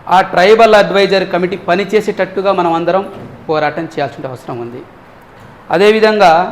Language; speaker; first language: Telugu; non-native, local second language; Lambadi